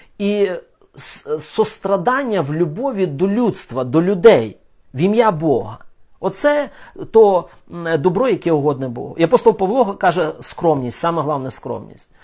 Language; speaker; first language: Ukrainian; non-native, local second language; Russian